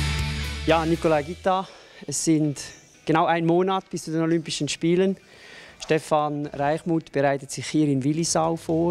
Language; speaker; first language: German; native; German